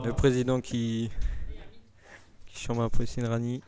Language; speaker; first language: French; native; French